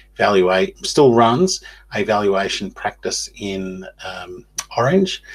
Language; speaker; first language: English; native; English